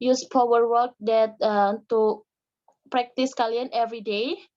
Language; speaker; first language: English; non-native, learner; Indonesian